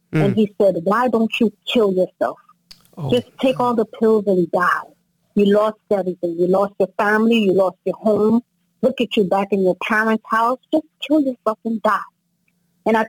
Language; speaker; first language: English; native; English